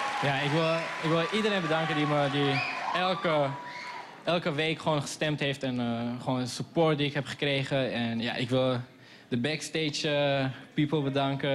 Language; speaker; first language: Dutch; early bilingual, other home language; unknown